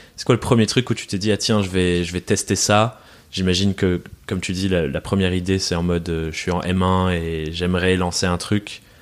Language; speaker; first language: French; early bilingual, other home language; English